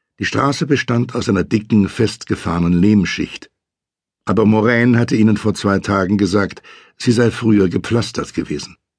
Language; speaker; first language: German; native; German